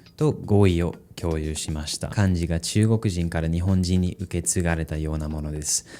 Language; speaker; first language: Japanese; non-native, fluent; English